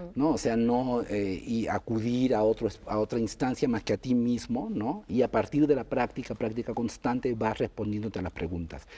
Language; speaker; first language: Spanish; native; Spanish